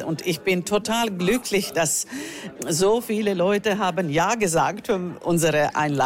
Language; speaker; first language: German; non-native, learner; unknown